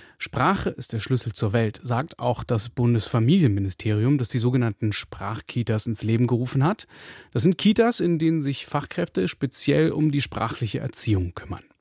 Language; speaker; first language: German; native; German